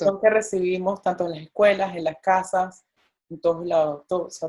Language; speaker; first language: Spanish; native; Spanish